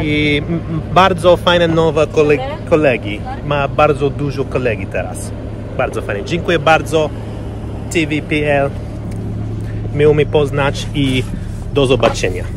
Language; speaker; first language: Polish; non-native, learner; English